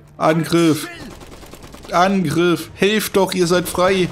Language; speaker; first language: German; native; German